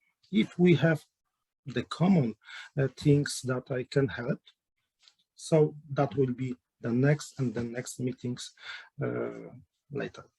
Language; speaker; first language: English; non-native, learner; Polish